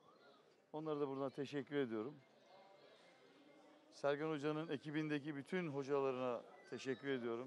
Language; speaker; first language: Turkish; native; Turkish